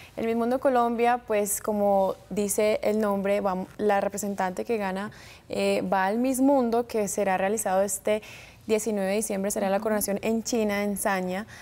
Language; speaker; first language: Spanish; early bilingual, heritage; Spanish